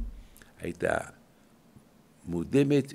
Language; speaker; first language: Hebrew; non-native, fluent; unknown